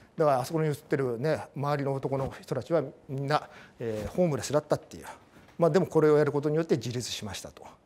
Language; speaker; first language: Japanese; native; Japanese